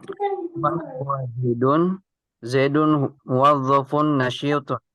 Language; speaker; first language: Arabic; non-native, learner; Indonesian